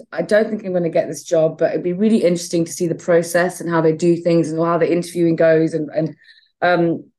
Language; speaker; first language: English; native; English